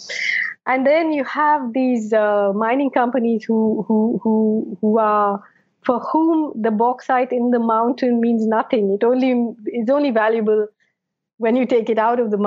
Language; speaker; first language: English; non-native, local second language; Malayalam